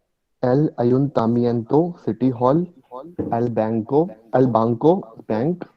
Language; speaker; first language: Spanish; non-native, learner; Hindi